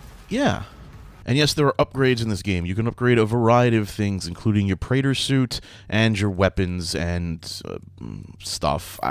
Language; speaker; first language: English; native; English